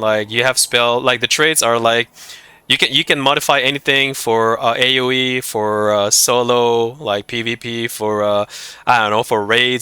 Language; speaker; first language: English; non-native, fluent; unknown